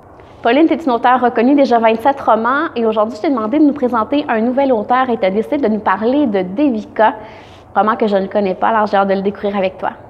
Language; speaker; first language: French; native; French